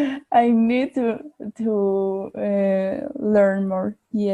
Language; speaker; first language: English; non-native, learner; Spanish